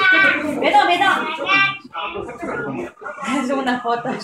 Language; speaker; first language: Spanish; non-native, learner; Chinese